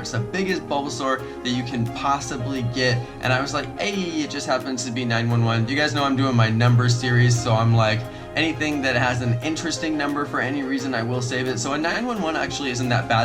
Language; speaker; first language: English; native; English